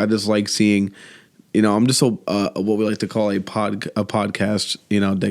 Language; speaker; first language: English; native; English